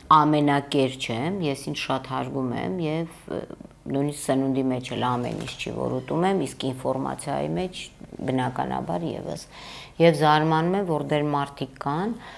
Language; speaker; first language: Armenian; native; Armenian